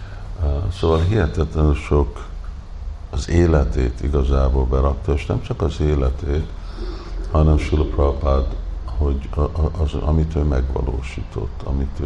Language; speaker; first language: Hungarian; early bilingual, heritage; Hungarian